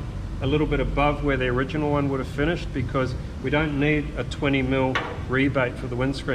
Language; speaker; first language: English; native; English